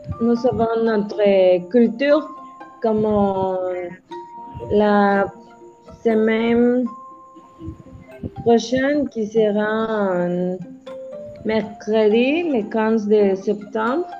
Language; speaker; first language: French; non-native, learner; Spanish